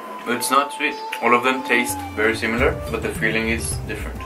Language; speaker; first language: English; non-native, fluent; Spanish